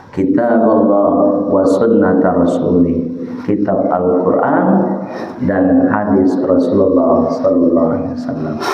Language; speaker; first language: Malay; non-native, local second language; Minangkabau